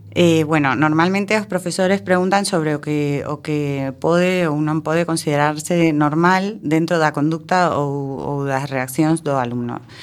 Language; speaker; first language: Galician; non-native, local second language; Spanish